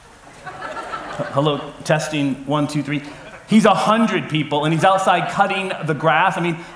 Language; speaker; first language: English; native; English